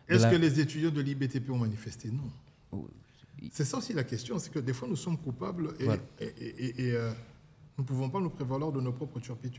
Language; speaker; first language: French; non-native, local second language; Lingala